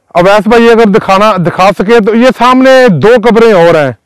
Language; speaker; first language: Urdu; native; Urdu